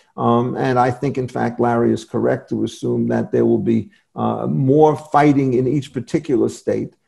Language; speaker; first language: English; native; English